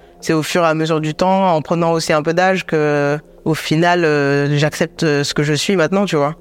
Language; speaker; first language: French; native; French